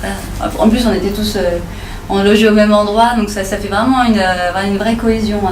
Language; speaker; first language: French; native; French